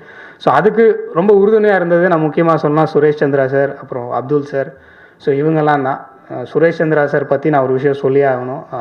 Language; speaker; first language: Tamil; native; Tamil